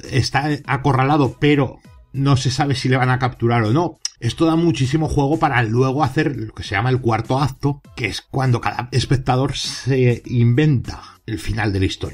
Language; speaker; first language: Spanish; native; Spanish